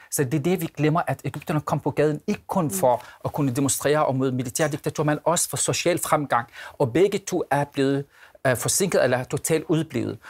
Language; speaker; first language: Danish; non-native, fluent; Arabic